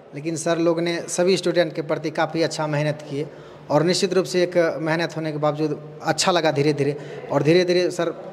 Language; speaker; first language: Hindi; native; Hindi